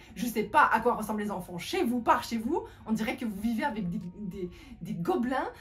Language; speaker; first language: French; native; French